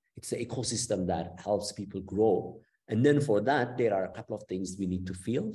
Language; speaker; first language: English; non-native, fluent; Amharic